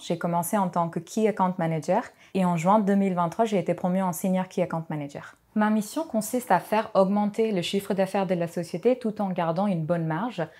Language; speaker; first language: French; non-native, fluent; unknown